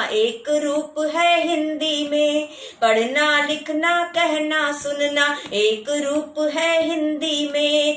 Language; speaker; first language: Hindi; native; Hindi